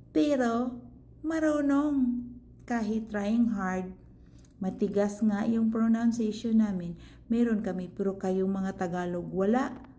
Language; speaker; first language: Filipino; non-native, local second language; Cebuano